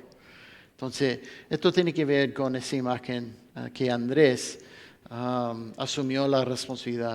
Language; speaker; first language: Spanish; non-native, fluent; English